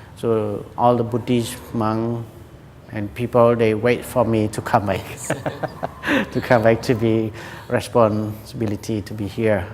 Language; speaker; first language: English; non-native, learner; Khmer